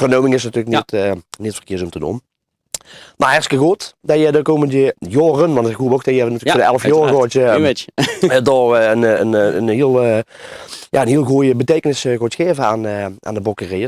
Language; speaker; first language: Dutch; native; Dutch